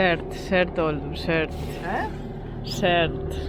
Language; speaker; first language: Turkish; non-native, learner; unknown